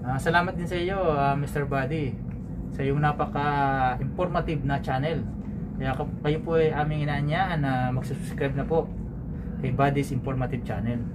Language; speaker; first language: Filipino; native; Filipino